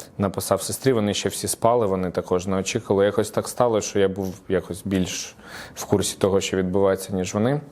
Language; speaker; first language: Ukrainian; native; Ukrainian